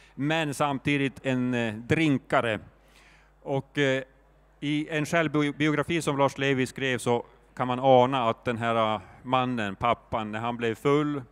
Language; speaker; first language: Swedish; native; Swedish